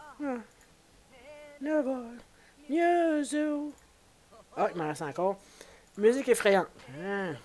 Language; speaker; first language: French; native; French